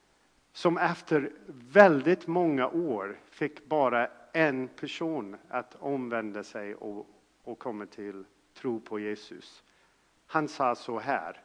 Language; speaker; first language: Swedish; non-native, fluent; English